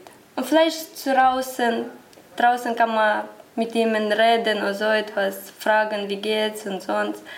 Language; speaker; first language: German; non-native, learner; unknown